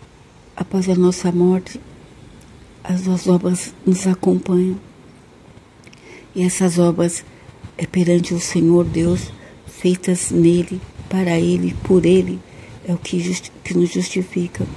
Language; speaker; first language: Portuguese; native; Portuguese